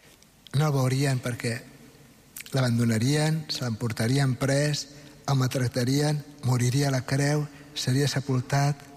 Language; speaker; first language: Catalan; native; Catalan